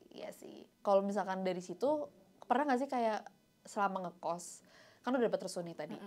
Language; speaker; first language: Indonesian; native; Indonesian